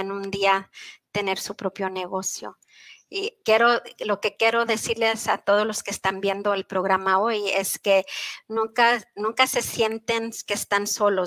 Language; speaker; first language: Spanish; early bilingual, heritage; Spanish